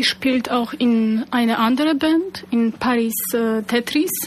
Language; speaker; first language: German; non-native, fluent; Polish